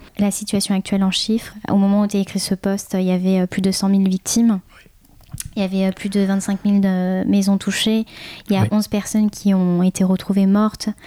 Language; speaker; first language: French; early bilingual, other home language; Khmer